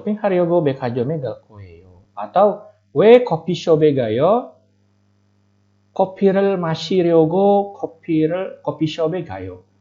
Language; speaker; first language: Korean; non-native, fluent; Indonesian